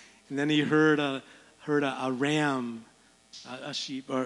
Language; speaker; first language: English; native; English